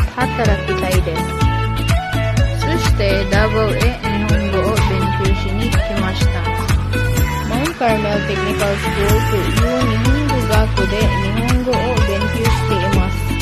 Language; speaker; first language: Japanese; non-native, learner; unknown